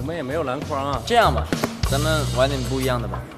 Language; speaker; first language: Chinese; native; Chinese